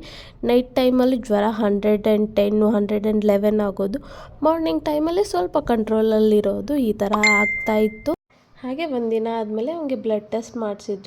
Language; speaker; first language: Kannada; native; Kannada